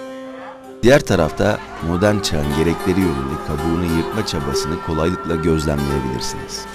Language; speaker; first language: Turkish; native; Turkish